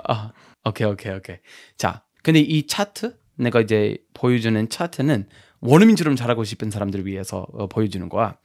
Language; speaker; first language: Korean; non-native, fluent; English